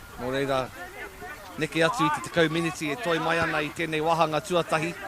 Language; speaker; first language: Māori; non-native, local second language; English